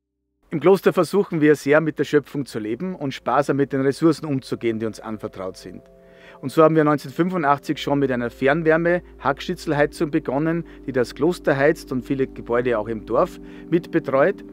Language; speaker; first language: German; native; German